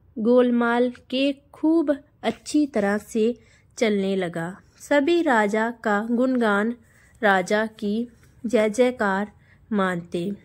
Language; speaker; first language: Hindi; non-native, local second language; Punjabi